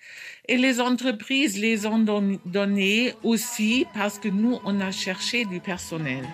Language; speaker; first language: French; non-native, fluent; German